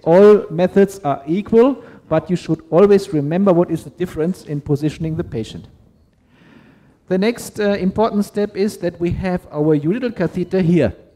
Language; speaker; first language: English; non-native, fluent; German